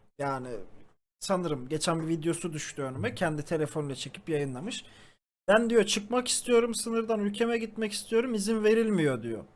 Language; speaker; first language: Turkish; native; Turkish